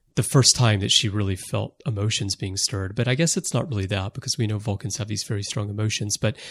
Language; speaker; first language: English; native; English